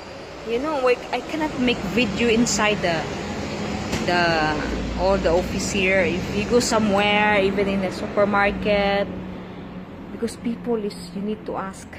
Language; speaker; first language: English; non-native, local second language; Cebuano